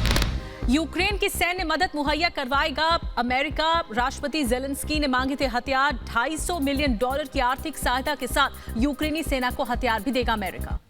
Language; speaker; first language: Hindi; native; Hindi